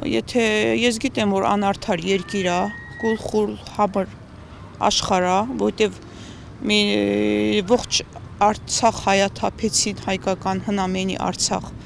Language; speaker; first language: Armenian; native; Armenian